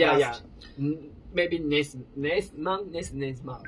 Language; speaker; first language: English; non-native, learner; Chinese